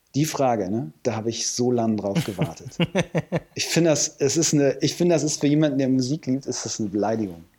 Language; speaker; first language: German; native; German